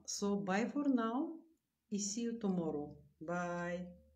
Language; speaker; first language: English; non-native, learner; Bulgarian